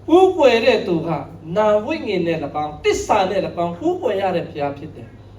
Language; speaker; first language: Burmese; non-native, local second language; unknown